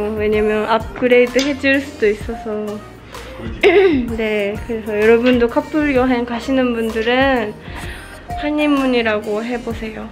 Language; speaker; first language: Korean; non-native, fluent; Japanese